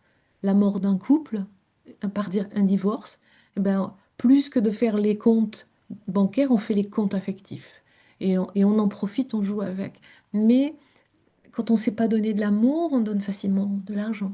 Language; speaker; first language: French; native; French